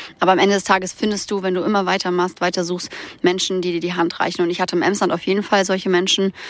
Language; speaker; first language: German; early bilingual, other home language; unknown